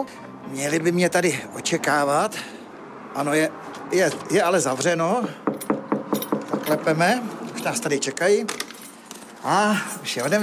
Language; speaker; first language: Czech; native; Czech